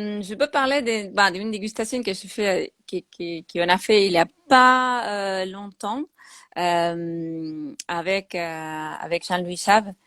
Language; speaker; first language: French; non-native, fluent; Spanish